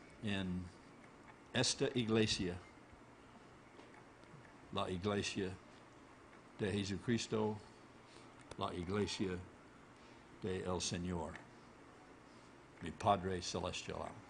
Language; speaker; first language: Spanish; non-native, learner; English